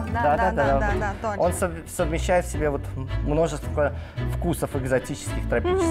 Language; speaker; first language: Russian; native; Russian